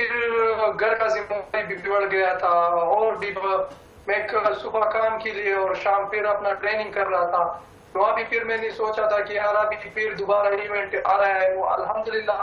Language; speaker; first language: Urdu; non-native, local second language; Pashto